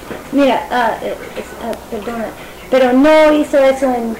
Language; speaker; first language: Spanish; non-native, fluent; English